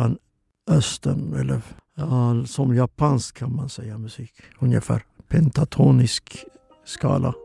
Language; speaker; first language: Swedish; non-native, fluent; Oromo